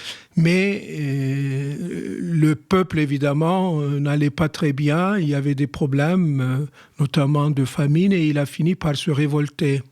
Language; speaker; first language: French; non-native, fluent; Turkish